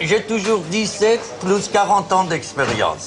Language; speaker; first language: French; non-native, fluent; Persian